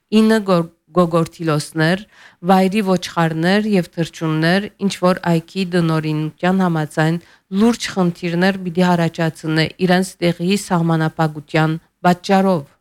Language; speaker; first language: Armenian; early bilingual, heritage; Armenian